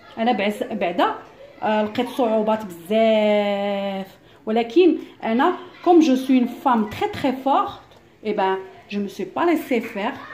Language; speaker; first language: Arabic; early bilingual, heritage; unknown